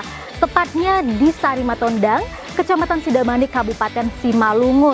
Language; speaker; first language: Indonesian; native; Indonesian